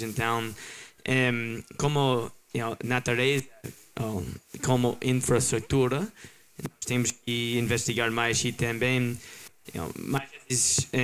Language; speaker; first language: Portuguese; non-native, learner; English